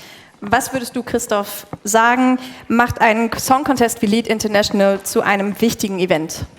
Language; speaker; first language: German; native; German